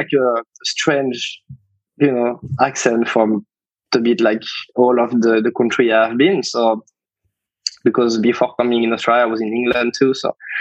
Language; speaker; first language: English; non-native, fluent; French